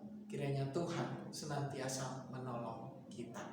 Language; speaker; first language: Indonesian; native; Indonesian